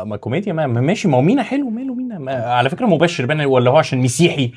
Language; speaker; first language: Arabic; native; Arabic